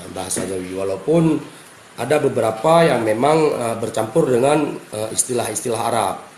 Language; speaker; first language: Malay; non-native, local second language; Achinese